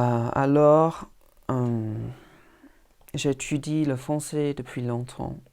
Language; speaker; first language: French; non-native, fluent; English